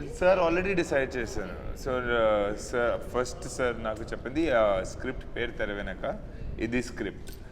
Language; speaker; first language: Telugu; non-native, learner; Hindi